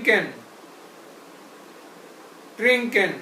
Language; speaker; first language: German; non-native, fluent; Hindi